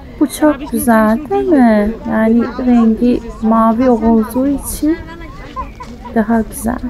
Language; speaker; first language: Turkish; early bilingual, heritage; Turkish